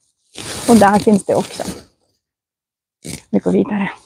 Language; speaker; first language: Swedish; non-native, fluent; Russian